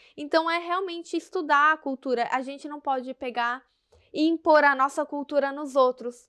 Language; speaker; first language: Portuguese; native; Portuguese